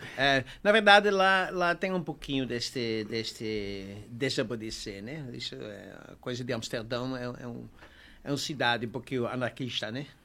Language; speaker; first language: Portuguese; non-native, fluent; Dutch